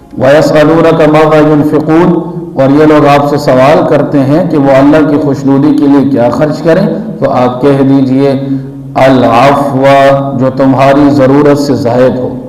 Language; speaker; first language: Urdu; non-native, local second language; Pashto